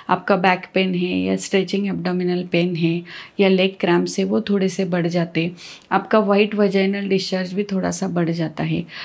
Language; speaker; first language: Hindi; non-native, local second language; Marathi